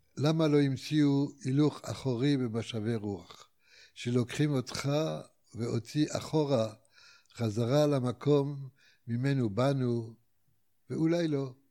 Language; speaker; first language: Hebrew; non-native, fluent; French